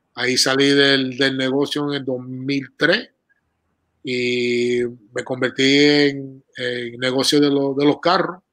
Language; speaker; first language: Spanish; early bilingual, heritage; Spanish